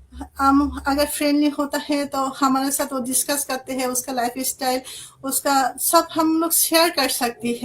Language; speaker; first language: Hindi; non-native, fluent; Bangla